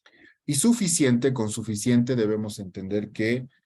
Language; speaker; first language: Spanish; native; Spanish